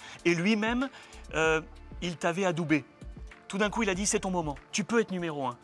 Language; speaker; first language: French; native; French